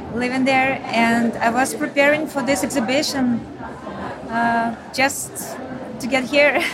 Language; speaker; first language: English; non-native, learner; Ukrainian